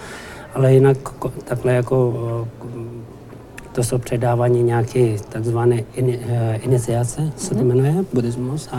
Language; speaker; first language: Czech; non-native, learner; Tibetan